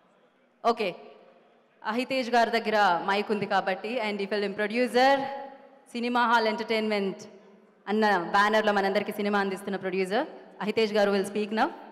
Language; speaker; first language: Telugu; native; Telugu